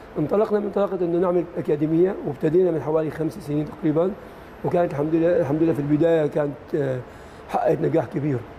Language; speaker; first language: Arabic; native; Arabic